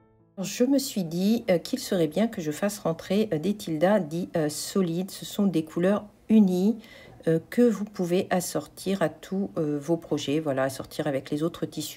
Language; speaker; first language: French; native; French